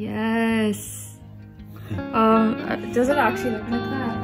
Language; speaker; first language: English; native; English